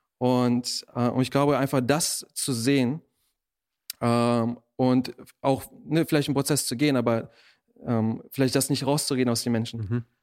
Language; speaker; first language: German; early bilingual, other home language; Russian